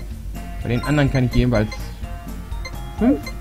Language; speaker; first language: German; native; German